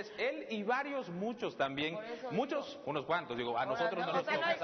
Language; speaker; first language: Spanish; native; Spanish